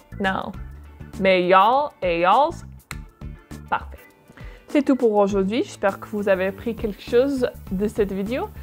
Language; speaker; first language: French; non-native, fluent; English